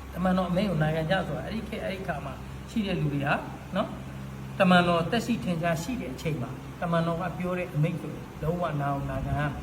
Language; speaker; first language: Burmese; native; Burmese